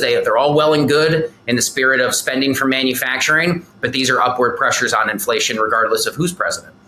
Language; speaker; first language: English; native; English